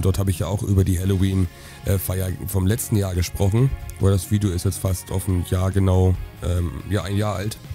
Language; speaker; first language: German; native; German